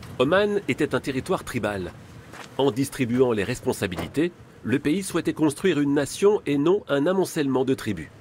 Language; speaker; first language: French; native; French